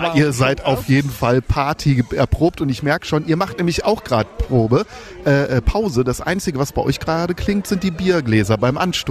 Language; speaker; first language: German; native; German